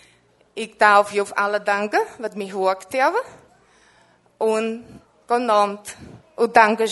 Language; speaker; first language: German; non-native, learner; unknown